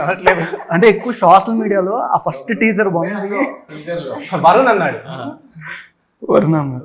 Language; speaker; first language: Telugu; native; Telugu